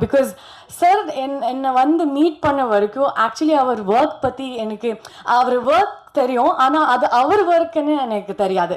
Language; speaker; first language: Tamil; non-native, learner; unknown